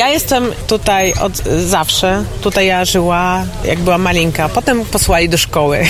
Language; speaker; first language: Polish; non-native, local second language; Ukrainian